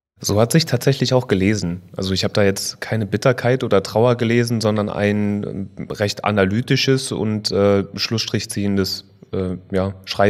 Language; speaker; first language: German; native; German